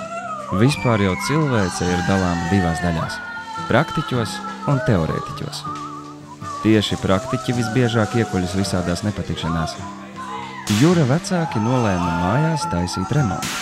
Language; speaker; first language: Latvian; native; Latvian